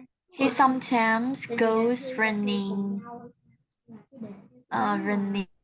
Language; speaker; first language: English; non-native, learner; Vietnamese